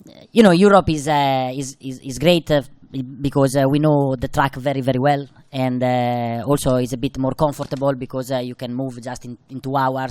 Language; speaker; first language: English; non-native, fluent; Italian